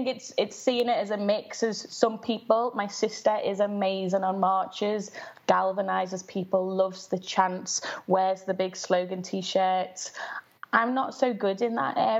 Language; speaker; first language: English; native; English